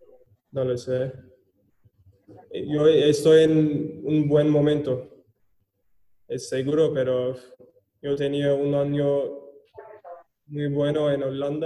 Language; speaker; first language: Spanish; non-native, learner; Turkish